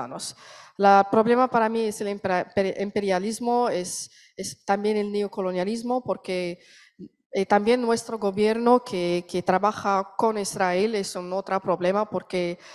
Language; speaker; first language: Spanish; non-native, learner; Arabic